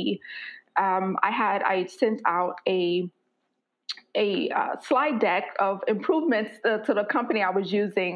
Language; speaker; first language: English; native; English